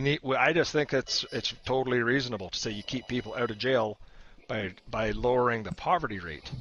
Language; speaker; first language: English; native; English